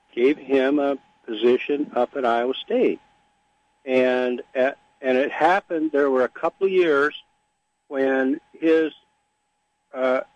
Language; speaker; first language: English; native; English